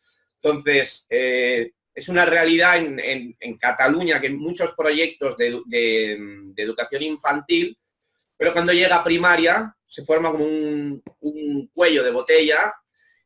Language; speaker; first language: Spanish; native; Spanish